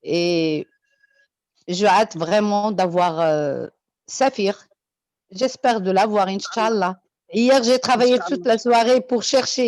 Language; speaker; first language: French; non-native, local second language; Arabic